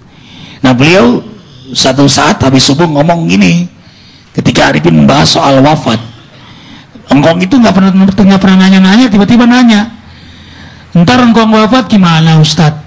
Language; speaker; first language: Indonesian; native; Indonesian